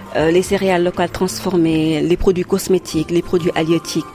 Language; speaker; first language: French; non-native, local second language; Wolof